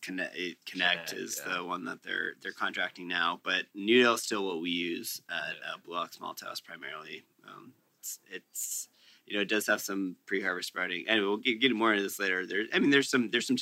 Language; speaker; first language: English; native; English